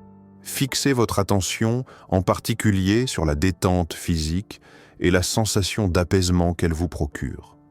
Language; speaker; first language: French; native; French